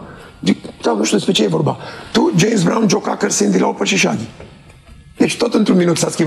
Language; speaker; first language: Romanian; native; Romanian